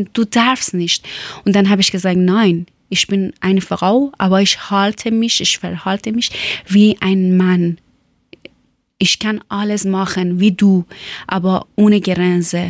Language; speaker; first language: German; non-native, learner; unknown